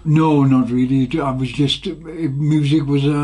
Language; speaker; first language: English; native; English